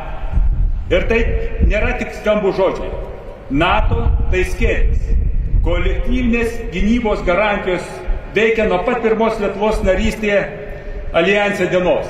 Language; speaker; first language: Lithuanian; native; Lithuanian